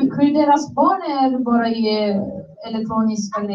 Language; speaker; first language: Swedish; non-native, learner; Spanish